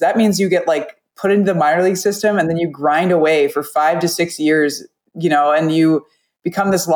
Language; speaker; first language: English; native; English